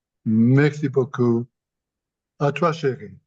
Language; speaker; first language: French; non-native, fluent; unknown